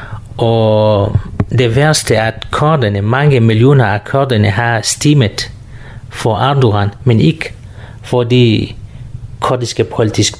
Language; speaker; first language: Danish; non-native, learner; Kurdish